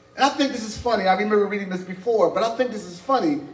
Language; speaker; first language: English; native; English